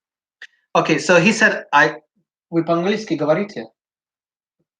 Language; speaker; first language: Russian; early bilingual, heritage; English